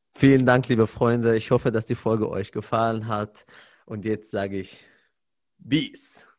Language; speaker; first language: German; non-native, fluent; Arabic